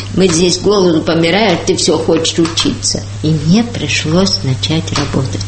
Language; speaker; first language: Russian; early bilingual, heritage; Russian